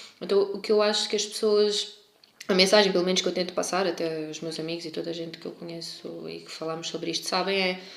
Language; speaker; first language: Portuguese; native; Portuguese